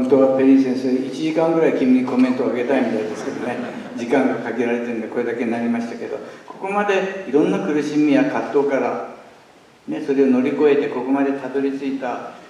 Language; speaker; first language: Japanese; native; Japanese